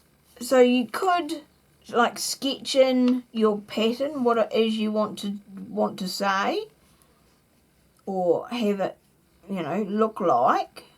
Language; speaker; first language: English; native; English